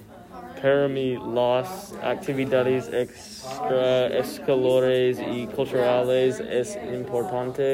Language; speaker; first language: Spanish; non-native, learner; English